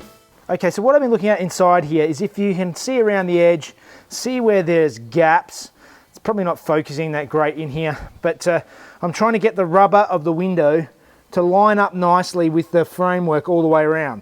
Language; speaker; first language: English; native; English